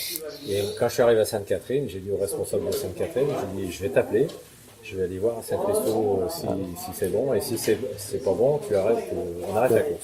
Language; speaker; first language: French; native; French